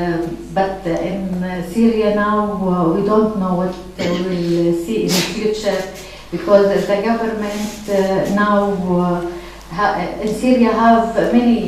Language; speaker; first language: English; non-native, learner; Arabic